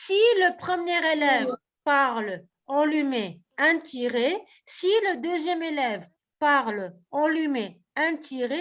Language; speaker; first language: French; native; French